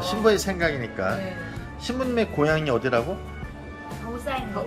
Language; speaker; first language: Korean; non-native, fluent; Vietnamese